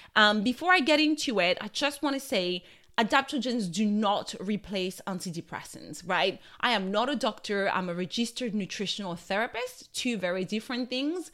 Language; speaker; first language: English; non-native, fluent; French